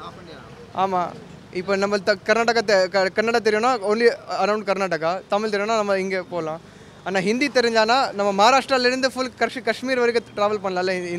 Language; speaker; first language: Tamil; non-native, local second language; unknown